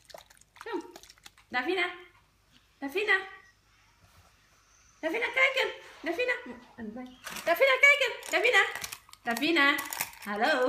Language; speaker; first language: Dutch; non-native, learner; Thai